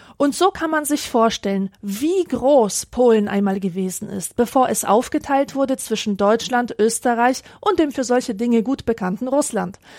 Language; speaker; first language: German; early bilingual, other home language; Polish